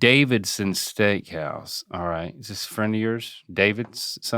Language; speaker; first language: English; native; English